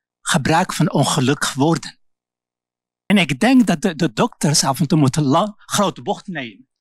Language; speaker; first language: Dutch; non-native, local second language; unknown